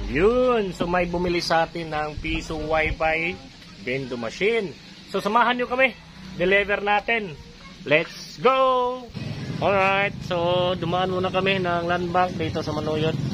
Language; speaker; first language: Filipino; non-native, local second language; Cebuano